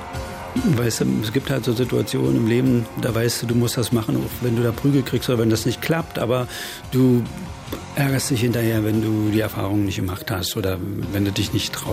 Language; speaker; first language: German; native; German